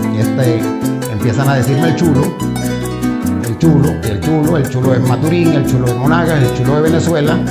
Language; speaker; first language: Spanish; native; Spanish